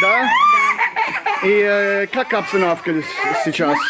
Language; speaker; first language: Russian; non-native, learner; English